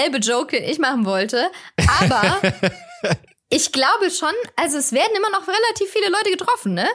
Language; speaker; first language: German; native; German